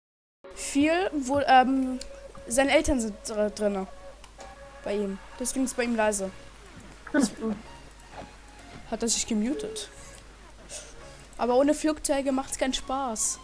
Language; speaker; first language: German; early bilingual, other home language; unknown